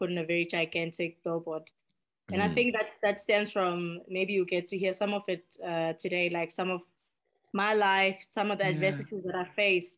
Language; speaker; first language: English; non-native, local second language; Xhosa